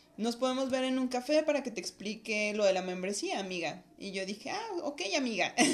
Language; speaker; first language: Spanish; native; Spanish